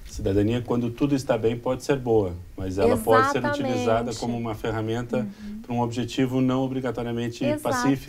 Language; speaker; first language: Portuguese; native; Portuguese